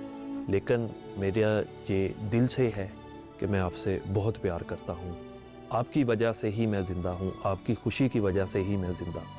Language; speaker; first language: Hindi; non-native, local second language; Punjabi